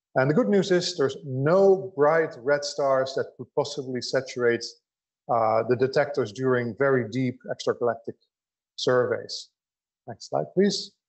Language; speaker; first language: English; non-native, fluent; Dutch